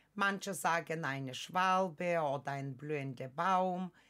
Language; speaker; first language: German; non-native, fluent; Bulgarian